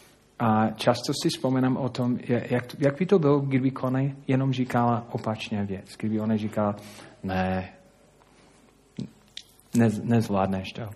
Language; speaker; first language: Czech; non-native, fluent; English